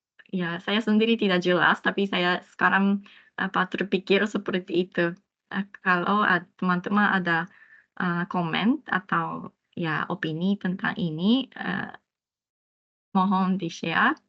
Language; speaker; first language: Indonesian; non-native, fluent; Japanese